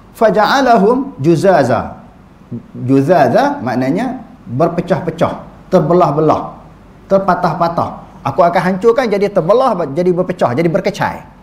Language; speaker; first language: Malay; native; Malay